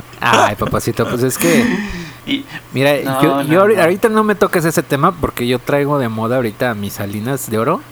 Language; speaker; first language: Spanish; native; Spanish